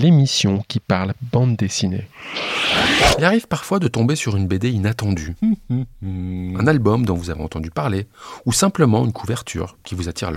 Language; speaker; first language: French; native; French